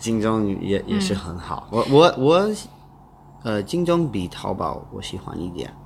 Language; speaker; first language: Chinese; non-native, learner; English